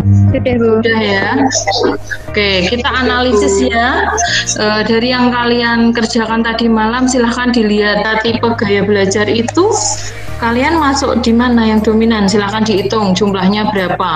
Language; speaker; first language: Indonesian; native; Indonesian